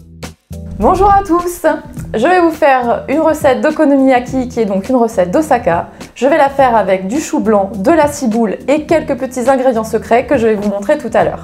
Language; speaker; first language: French; native; French